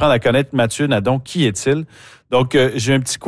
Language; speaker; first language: French; native; French